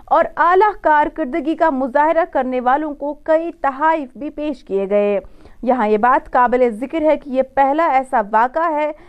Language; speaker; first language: Urdu; non-native, local second language; Kashmiri